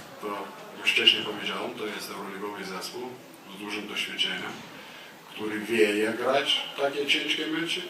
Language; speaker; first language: Polish; non-native, learner; Lithuanian